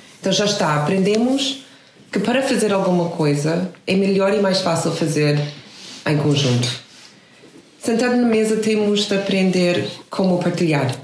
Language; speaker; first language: Portuguese; non-native, fluent; English